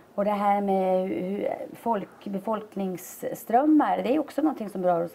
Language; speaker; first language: Swedish; native; Swedish